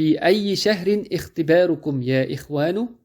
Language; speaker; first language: Arabic; non-native, fluent; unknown